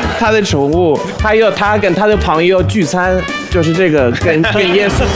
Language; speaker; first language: Chinese; non-native, fluent; Spanish